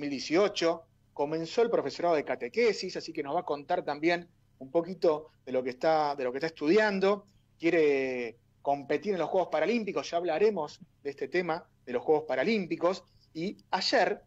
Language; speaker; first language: Spanish; native; Spanish